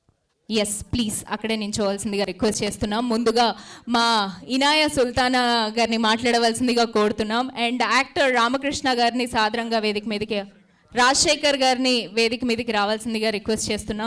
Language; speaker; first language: Telugu; native; Telugu